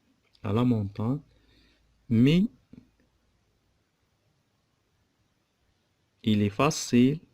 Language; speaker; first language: French; non-native, local second language; Arabic